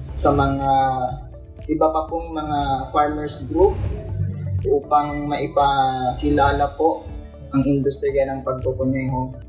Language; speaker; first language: Filipino; non-native, local second language; Bikol